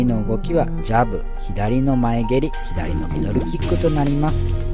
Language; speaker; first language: Japanese; native; Japanese